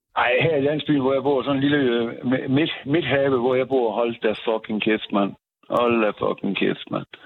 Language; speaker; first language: Danish; native; Danish